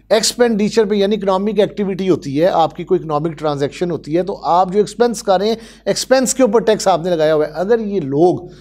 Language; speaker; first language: Urdu; native; Urdu